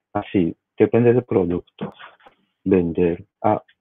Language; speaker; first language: Spanish; non-native, learner; Japanese